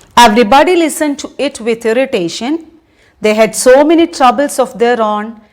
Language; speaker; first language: English; non-native, local second language; Malayalam